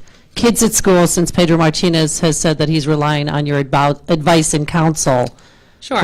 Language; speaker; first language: English; native; English